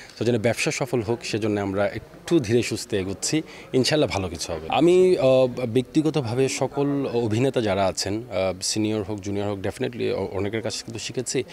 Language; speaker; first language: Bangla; native; Bangla